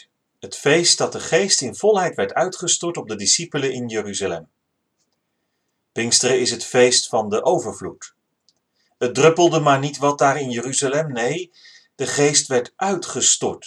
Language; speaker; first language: Dutch; native; Dutch